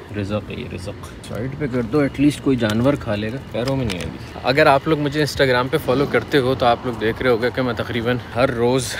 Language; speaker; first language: Hindi; native; Hindi